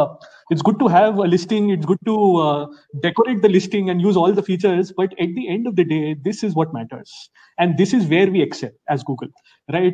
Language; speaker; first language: English; non-native, local second language; Hindi